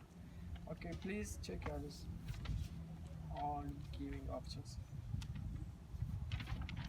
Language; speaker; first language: English; non-native, learner; Spanish